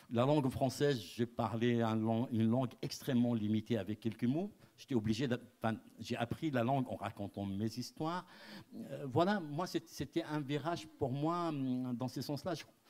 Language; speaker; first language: French; non-native, local second language; Arabic